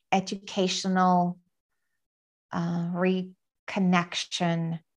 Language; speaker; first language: English; non-native, fluent; Finnish